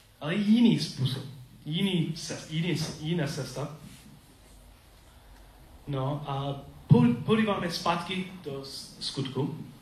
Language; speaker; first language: Czech; non-native, learner; English